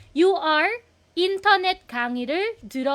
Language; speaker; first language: Korean; non-native, fluent; Filipino